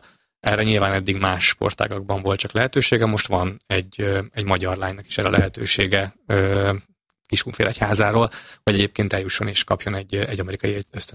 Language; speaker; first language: Hungarian; native; Hungarian